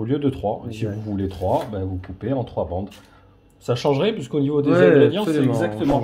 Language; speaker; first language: French; native; French